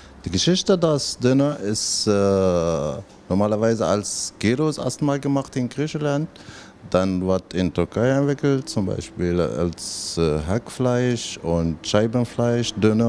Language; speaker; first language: German; non-native, learner; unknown